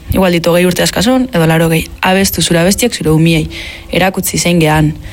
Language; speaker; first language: Basque; native; Basque